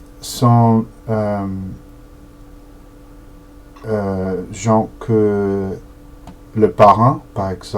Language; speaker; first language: French; non-native, learner; Portuguese